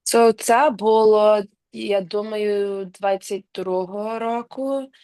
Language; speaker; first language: Ukrainian; early bilingual, heritage; English